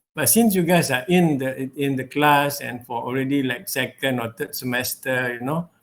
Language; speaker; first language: English; non-native, local second language; Malay